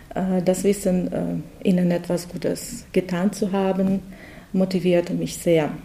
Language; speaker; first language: German; non-native, fluent; Russian